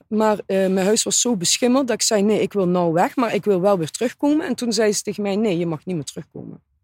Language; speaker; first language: Dutch; native; Dutch